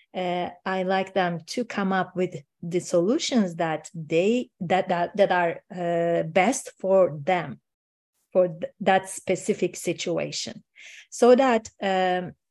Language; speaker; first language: English; non-native, fluent; Turkish